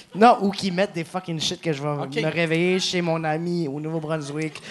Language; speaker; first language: French; native; French